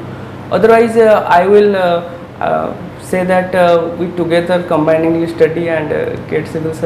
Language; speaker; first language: English; non-native, local second language; Odia